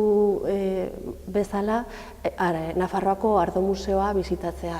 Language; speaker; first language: Basque; non-native, local second language; Spanish